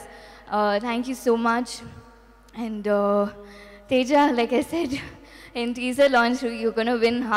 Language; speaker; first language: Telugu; non-native, local second language; Tamil